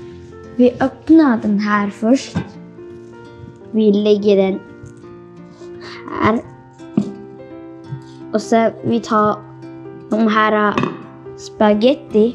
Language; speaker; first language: Swedish; non-native, fluent; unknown